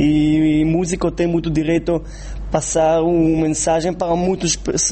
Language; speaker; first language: Portuguese; non-native, fluent; Hebrew